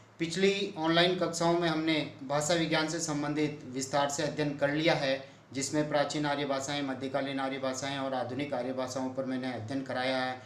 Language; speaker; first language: Hindi; native; Hindi